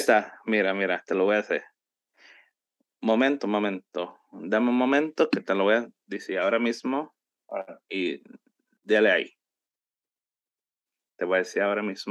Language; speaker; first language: Spanish; early bilingual, heritage; Spanish